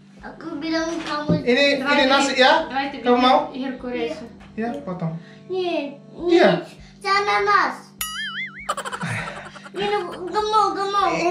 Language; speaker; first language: Indonesian; early bilingual, heritage; Indonesian